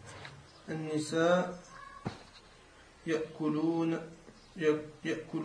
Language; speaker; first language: Arabic; non-native, learner; French